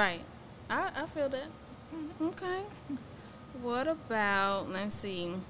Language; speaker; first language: English; native; English